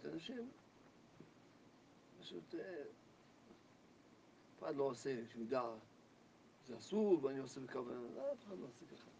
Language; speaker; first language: Hebrew; early bilingual, other home language; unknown